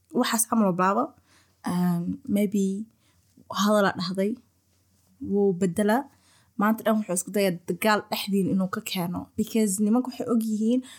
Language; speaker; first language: Somali; early bilingual, heritage; Somali